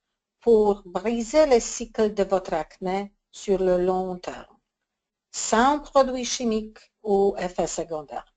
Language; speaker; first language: French; non-native, learner; English